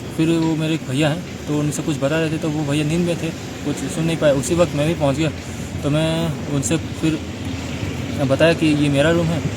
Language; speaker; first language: Hindi; non-native, local second language; Assamese